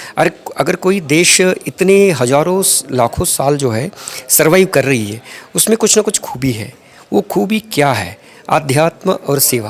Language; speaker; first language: Hindi; non-native, local second language; Telugu